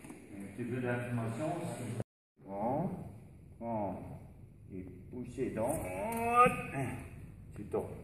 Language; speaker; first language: French; non-native, learner; Dutch